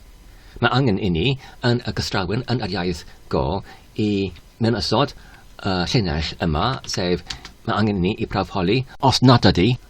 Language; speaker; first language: Welsh; non-native, learner; Polish